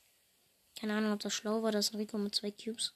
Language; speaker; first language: German; native; German